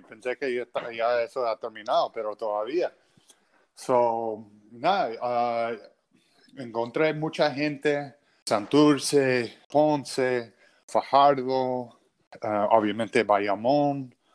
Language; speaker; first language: Spanish; non-native, fluent; English